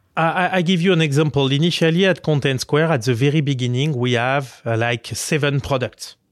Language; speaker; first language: English; non-native, fluent; French